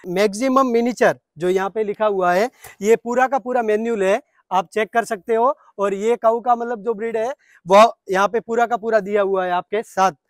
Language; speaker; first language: Hindi; native; Hindi